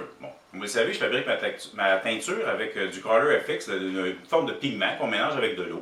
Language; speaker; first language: French; native; French